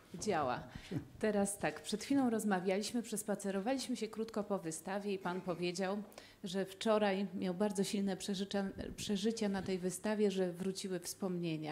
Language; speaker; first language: Polish; native; Polish